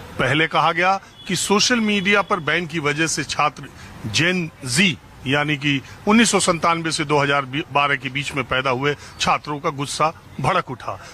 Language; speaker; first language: Hindi; native; Hindi